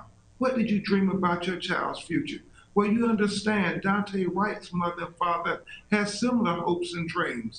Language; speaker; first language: English; native; English